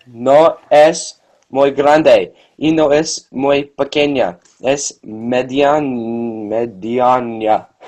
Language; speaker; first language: Spanish; non-native, learner; English